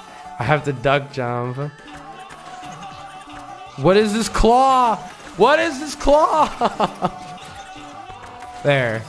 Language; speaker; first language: English; native; English